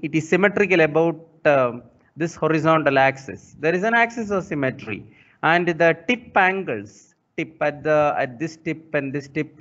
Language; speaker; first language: English; non-native, local second language; Malayalam